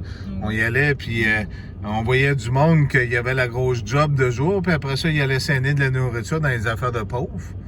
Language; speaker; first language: French; native; French